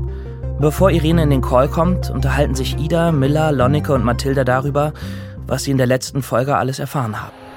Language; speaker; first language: German; native; German